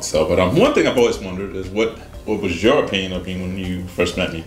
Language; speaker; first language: English; native; English